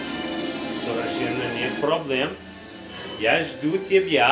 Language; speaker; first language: Russian; non-native, learner; English